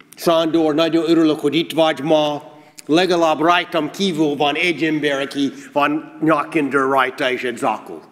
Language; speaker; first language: Hungarian; non-native, learner; English